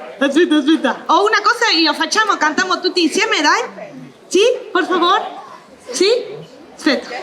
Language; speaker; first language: Italian; non-native, learner; Spanish